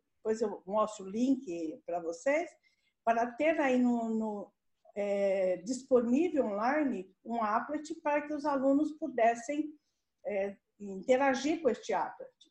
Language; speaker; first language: Portuguese; native; Portuguese